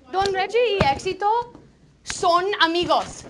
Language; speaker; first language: Spanish; non-native, fluent; English